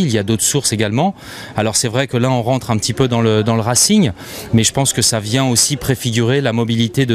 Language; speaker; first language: French; native; French